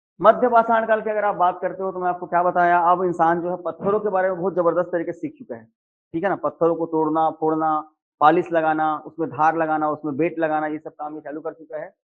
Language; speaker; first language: Hindi; native; Hindi